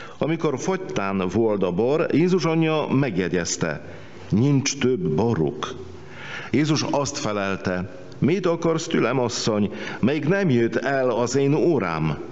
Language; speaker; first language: Hungarian; non-native, fluent; Polish